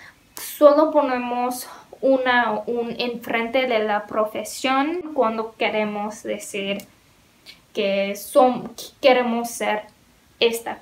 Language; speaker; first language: Spanish; non-native, learner; English